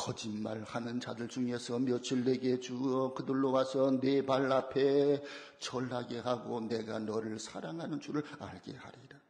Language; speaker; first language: Korean; native; Korean